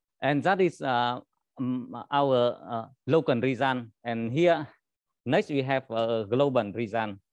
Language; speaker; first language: English; non-native, learner; Vietnamese